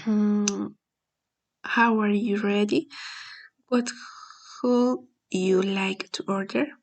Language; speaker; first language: English; non-native, learner; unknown